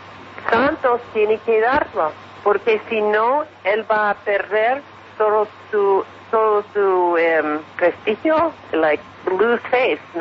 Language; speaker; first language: Spanish; non-native, fluent; English